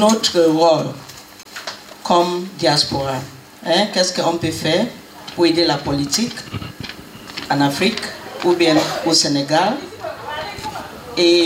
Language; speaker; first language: French; non-native, learner; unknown